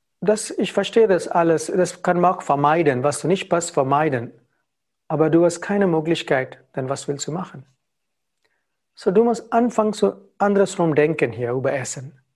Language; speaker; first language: German; non-native, learner; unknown